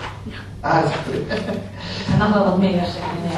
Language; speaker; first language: German; non-native, learner; Dutch